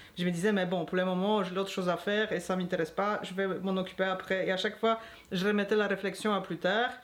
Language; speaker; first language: French; non-native, fluent; Polish